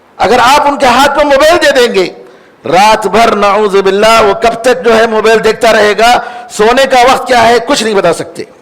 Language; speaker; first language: Urdu; native; Urdu